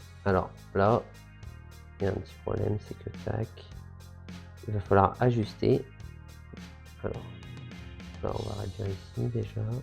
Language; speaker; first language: French; native; French